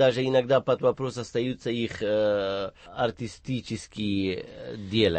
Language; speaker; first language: Russian; non-native, learner; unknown